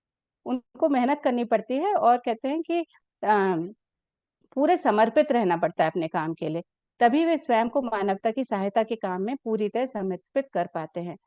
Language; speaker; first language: Hindi; native; Hindi